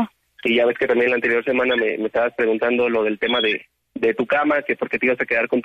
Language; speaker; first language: Spanish; native; Spanish